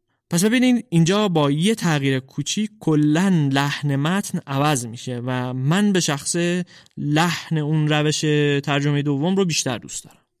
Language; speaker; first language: Persian; native; Persian